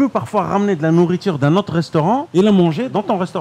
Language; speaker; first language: French; native; French